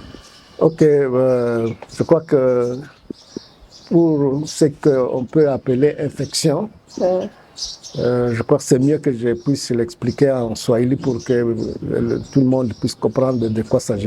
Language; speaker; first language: French; non-native, local second language; Swahili